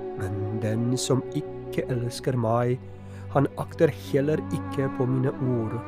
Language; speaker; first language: Norwegian; non-native, fluent; Polish